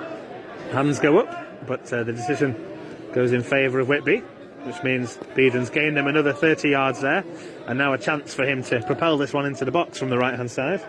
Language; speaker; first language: English; native; English